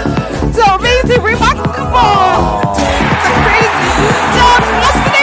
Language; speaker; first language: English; non-native, learner; Korean